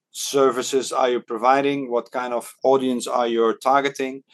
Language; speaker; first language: English; non-native, fluent; Dutch